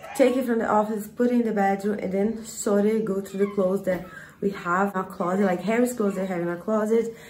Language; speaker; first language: English; non-native, fluent; Portuguese